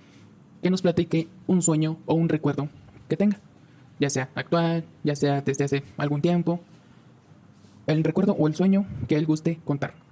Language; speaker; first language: Spanish; native; Spanish